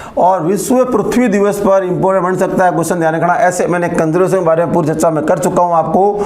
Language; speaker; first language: Hindi; native; Hindi